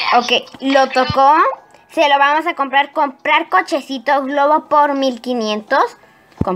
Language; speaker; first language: Spanish; native; Spanish